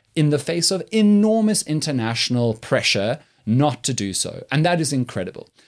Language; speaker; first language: English; native; English